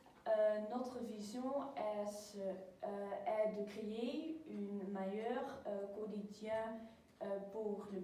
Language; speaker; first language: French; non-native, learner; Dutch